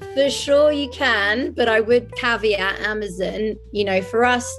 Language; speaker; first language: English; early bilingual, other home language; French